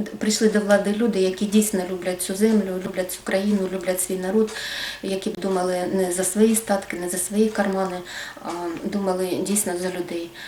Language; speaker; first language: Ukrainian; native; Ukrainian